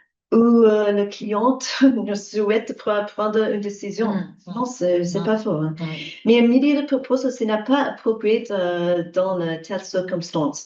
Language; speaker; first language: French; non-native, learner; English